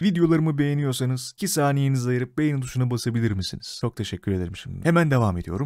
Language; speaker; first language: Turkish; native; Turkish